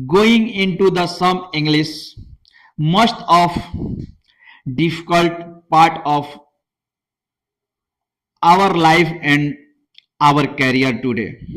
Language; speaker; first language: English; non-native, local second language; Hindi